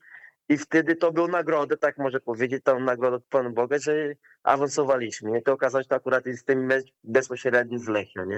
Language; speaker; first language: Polish; non-native, learner; Portuguese